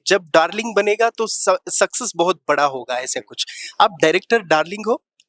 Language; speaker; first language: Hindi; non-native, local second language; Kannada